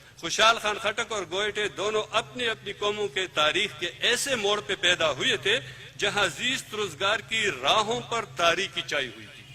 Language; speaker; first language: Urdu; non-native, local second language; Pashto